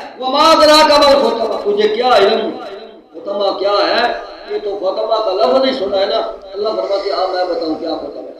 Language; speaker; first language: Urdu; non-native, local second language; Punjabi